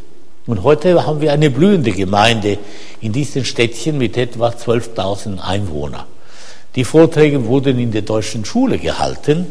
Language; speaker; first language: German; non-native, fluent; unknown